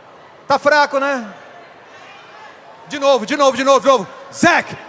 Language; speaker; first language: Portuguese; native; Portuguese